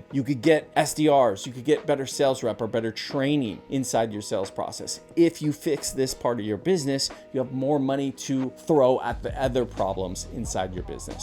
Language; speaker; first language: English; native; English